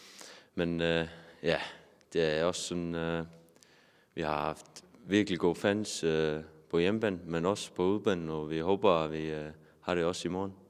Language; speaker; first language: Danish; non-native, fluent; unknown